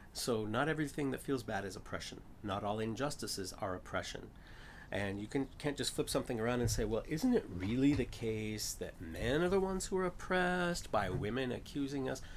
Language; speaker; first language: English; native; English